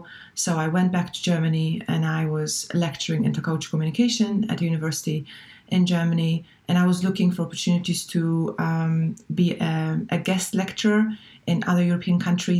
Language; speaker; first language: English; non-native, fluent; Polish